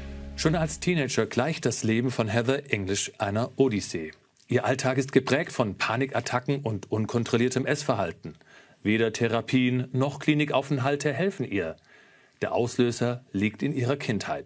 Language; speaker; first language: German; native; German